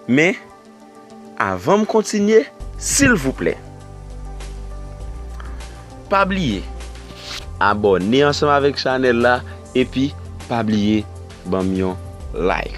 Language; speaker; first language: French; non-native, learner; Haitian Creole